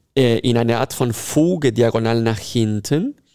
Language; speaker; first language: German; non-native, fluent; Spanish